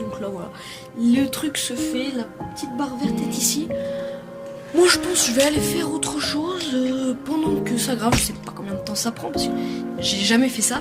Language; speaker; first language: French; native; French